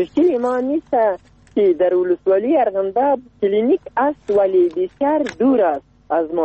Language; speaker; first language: Persian; non-native, local second language; Pashto